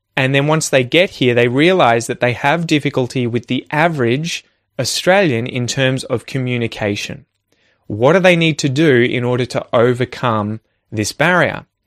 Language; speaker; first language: English; native; English